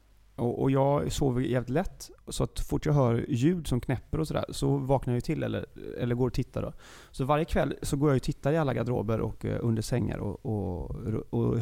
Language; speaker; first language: Swedish; native; Swedish